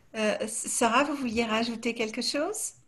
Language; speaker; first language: French; native; French